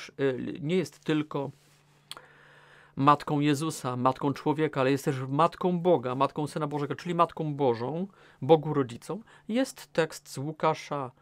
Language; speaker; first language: Polish; native; Polish